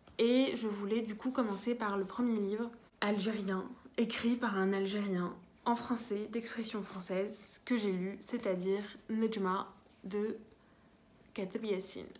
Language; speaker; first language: French; early bilingual, other home language; Arabic